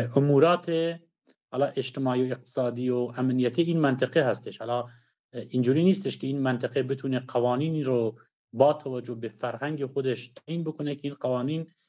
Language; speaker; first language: Persian; non-native, local second language; Kurdish